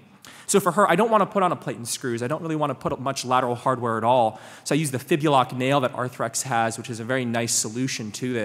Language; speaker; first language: English; native; English